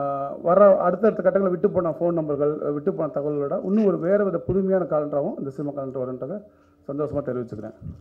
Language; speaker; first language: Tamil; native; Tamil